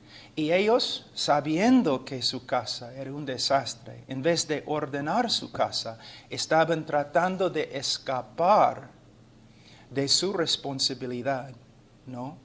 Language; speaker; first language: Spanish; non-native, fluent; English